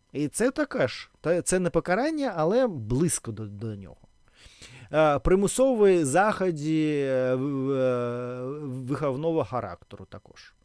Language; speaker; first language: Ukrainian; non-native, local second language; Russian